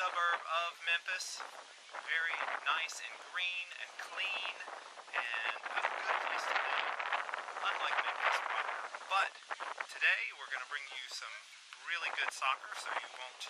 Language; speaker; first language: English; native; English